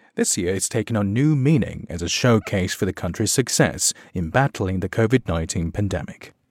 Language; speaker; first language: English; non-native, fluent; Chinese